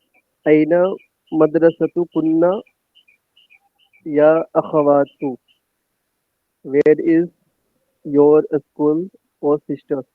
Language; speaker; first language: Arabic; non-native, learner; Urdu